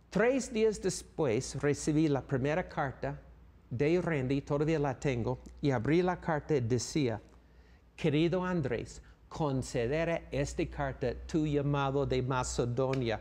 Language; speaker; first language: Spanish; non-native, fluent; English